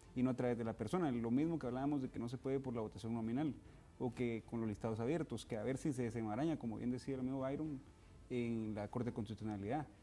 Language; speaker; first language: Spanish; native; Spanish